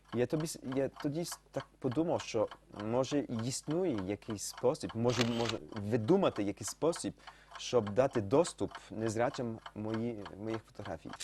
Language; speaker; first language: Ukrainian; early bilingual, heritage; Ukrainian